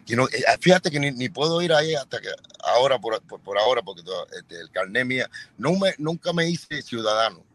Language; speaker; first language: Spanish; early bilingual, other home language; English